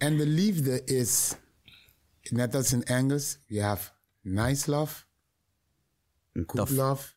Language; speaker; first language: Dutch; non-native, learner; Papiamento